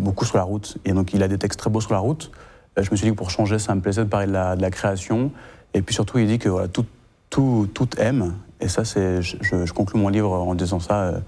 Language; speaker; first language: French; native; French